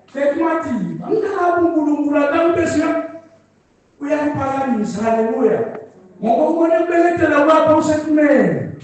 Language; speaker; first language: Zulu; non-native, local second language; Swati